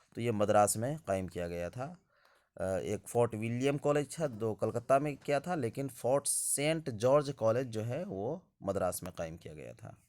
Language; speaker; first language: Urdu; native; Urdu